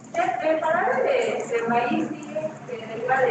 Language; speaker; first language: Spanish; native; Spanish